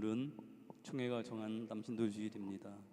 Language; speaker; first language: Korean; native; Korean